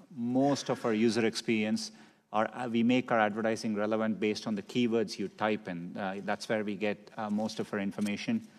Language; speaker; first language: English; non-native, local second language; Tamil